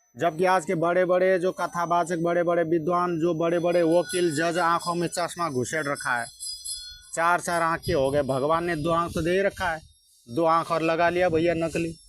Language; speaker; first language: Hindi; native; Hindi